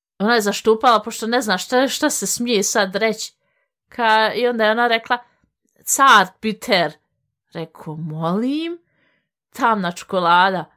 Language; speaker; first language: Bosnian; early bilingual, heritage; Bosnian